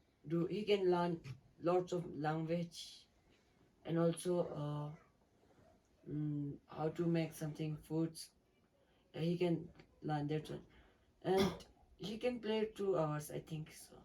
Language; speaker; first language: English; non-native, learner; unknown